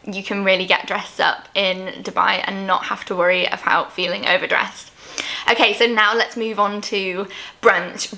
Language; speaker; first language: English; native; English